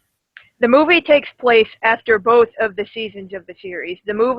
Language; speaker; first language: English; native; English